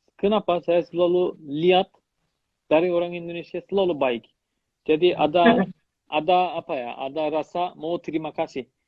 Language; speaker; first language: Indonesian; non-native, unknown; Turkish